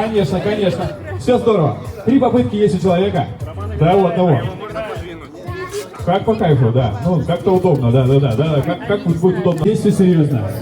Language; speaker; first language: Russian; native; Russian